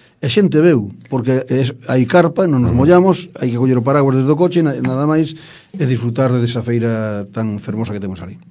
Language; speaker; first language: Galician; native; Galician